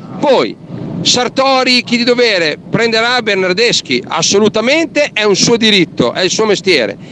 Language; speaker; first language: Italian; native; Italian